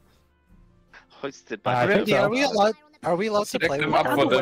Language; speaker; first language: English; native; English